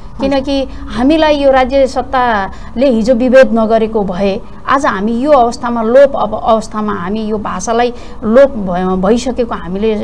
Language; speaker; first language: Nepali; non-native, local second language; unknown